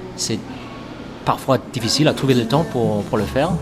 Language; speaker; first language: French; non-native, fluent; English